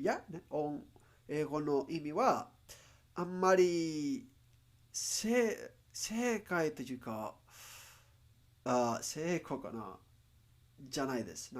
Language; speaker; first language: Japanese; non-native, learner; Spanish